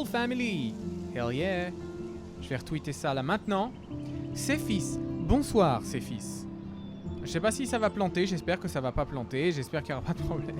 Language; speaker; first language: French; native; French